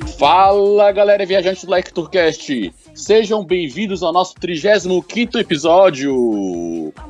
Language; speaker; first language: Portuguese; native; Portuguese